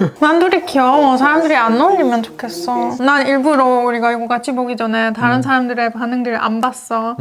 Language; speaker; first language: Korean; non-native, fluent; Turkish